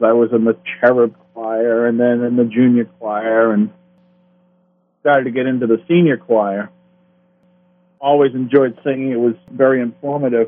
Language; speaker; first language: English; native; English